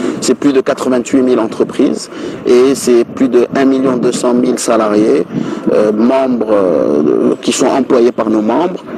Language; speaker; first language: French; non-native, local second language; Wolof